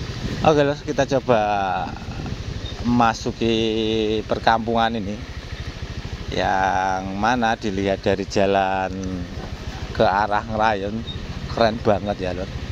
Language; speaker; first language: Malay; non-native, local second language; Javanese